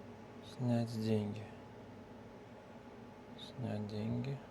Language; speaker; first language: Russian; non-native, fluent; Lithuanian